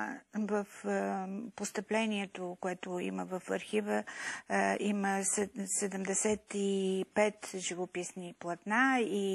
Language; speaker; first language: Bulgarian; native; Bulgarian